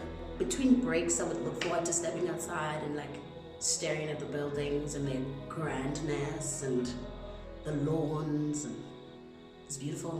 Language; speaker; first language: English; non-native, local second language; Zulu